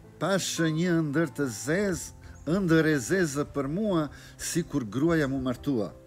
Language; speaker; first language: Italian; non-native, fluent; Albanian